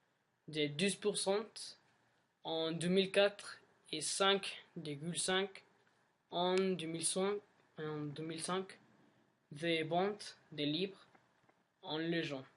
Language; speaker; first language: French; non-native, learner; Spanish